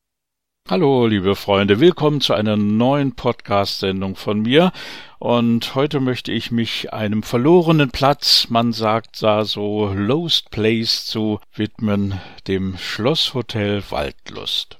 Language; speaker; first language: German; native; German